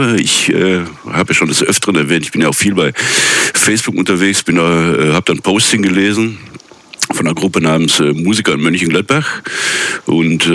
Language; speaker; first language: German; native; German